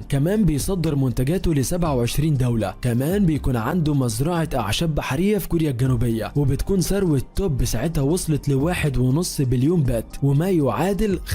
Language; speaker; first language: Arabic; native; Arabic